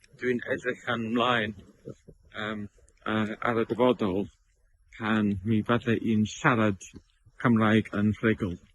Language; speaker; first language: Welsh; non-native, learner; English